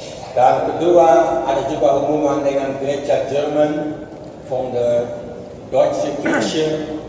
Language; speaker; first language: Indonesian; non-native, fluent; Dutch